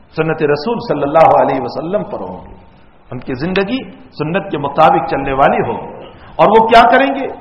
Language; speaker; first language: Urdu; non-native, local second language; Gujarati